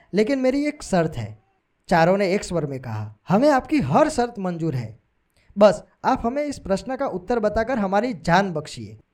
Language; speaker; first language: Hindi; non-native, local second language; Gujarati